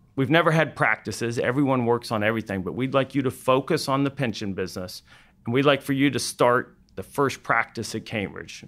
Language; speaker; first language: English; native; English